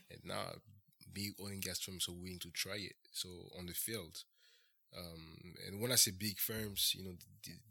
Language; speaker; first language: English; early bilingual, heritage; French